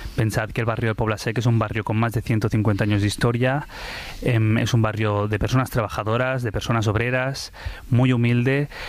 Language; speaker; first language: Spanish; early bilingual, other home language; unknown